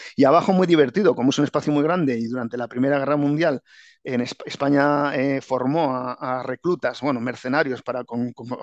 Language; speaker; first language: Spanish; native; Spanish